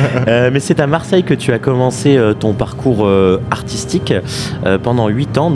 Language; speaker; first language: French; native; French